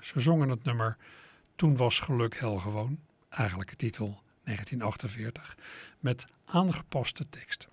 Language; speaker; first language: Dutch; native; Dutch